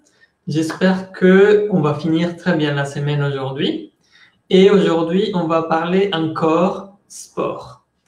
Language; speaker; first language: French; non-native, fluent; Spanish